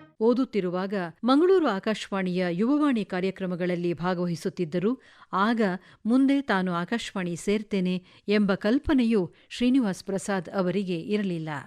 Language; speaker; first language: Kannada; native; Kannada